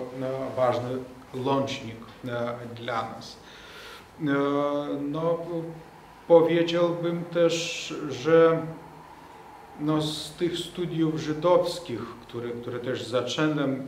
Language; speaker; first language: Polish; non-native, fluent; Lithuanian